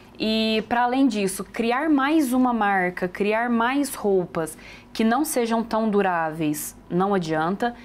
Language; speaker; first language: Portuguese; native; Portuguese